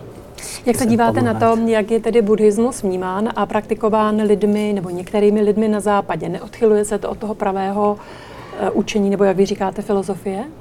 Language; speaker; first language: Czech; native; Czech